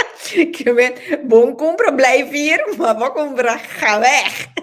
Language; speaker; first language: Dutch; non-native, local second language; Papiamento